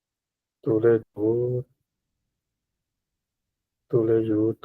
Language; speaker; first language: French; non-native, learner; Punjabi